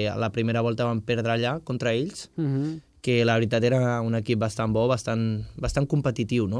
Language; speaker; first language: Catalan; non-native, fluent; Portuguese